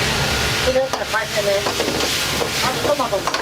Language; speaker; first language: Japanese; native; Japanese